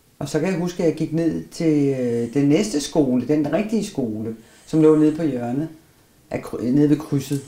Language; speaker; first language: Danish; native; Danish